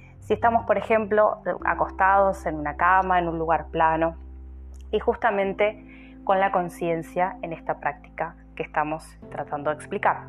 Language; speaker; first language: Spanish; native; Spanish